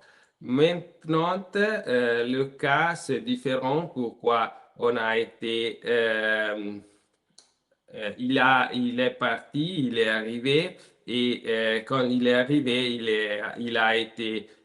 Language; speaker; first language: French; non-native, learner; Italian